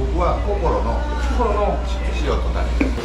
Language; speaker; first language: Japanese; native; Japanese